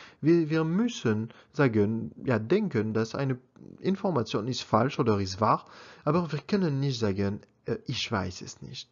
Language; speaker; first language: German; non-native, learner; French